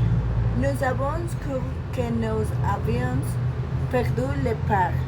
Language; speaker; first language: French; non-native, learner; Spanish